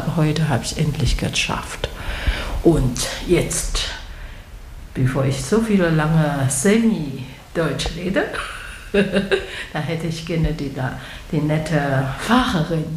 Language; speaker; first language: German; non-native, learner; Chinese